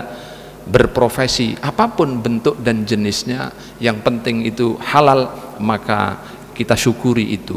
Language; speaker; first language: Indonesian; native; Indonesian